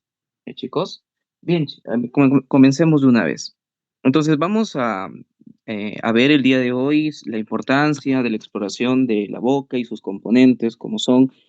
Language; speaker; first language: Spanish; native; Spanish